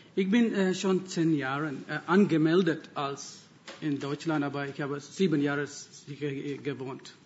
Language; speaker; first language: German; non-native, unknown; Tamil